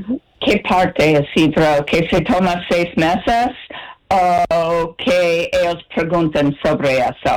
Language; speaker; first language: Spanish; non-native, learner; English